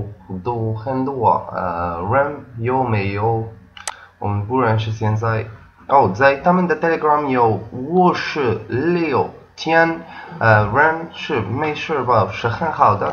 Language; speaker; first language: Chinese; non-native, learner; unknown